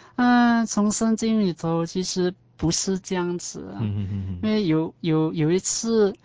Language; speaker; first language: Chinese; non-native, local second language; Hakka Chinese